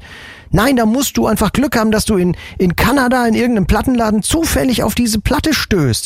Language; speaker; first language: German; native; German